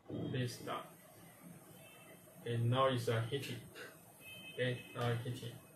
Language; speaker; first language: English; non-native, learner; Chinese